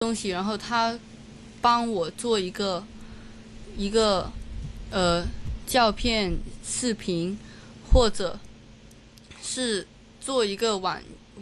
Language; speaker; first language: Chinese; non-native, local second language; Cantonese